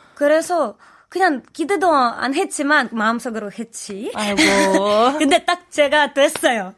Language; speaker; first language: Korean; non-native, fluent; Ukrainian